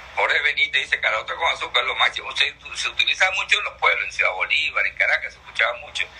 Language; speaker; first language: Spanish; native; Spanish